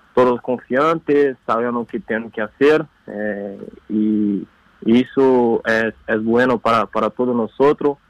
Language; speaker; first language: Spanish; non-native, learner; Portuguese